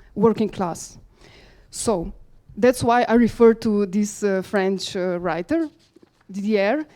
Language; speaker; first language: English; non-native, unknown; Slovenian